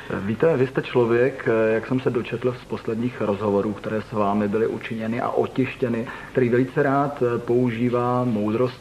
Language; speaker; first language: Czech; native; Czech